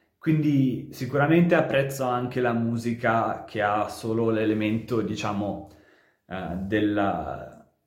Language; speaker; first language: Italian; native; Italian